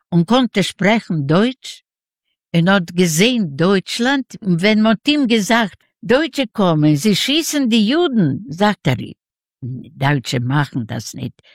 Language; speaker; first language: German; non-native, learner; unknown